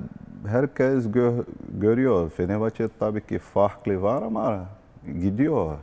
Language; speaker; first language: Turkish; non-native, learner; Portuguese